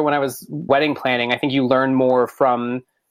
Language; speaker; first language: English; native; English